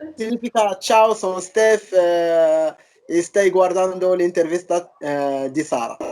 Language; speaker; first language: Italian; non-native, learner; Arabic